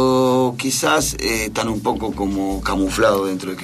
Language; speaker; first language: Spanish; native; Spanish